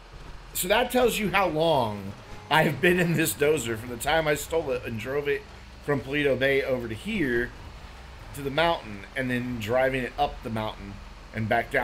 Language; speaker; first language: English; native; English